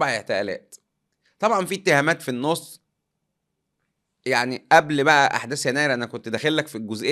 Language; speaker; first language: Arabic; native; Arabic